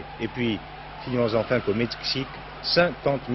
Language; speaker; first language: French; native; French